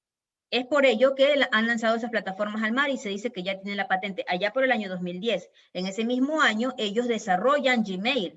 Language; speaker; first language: Spanish; native; Spanish